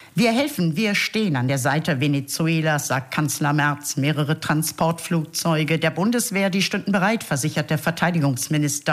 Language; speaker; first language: German; native; German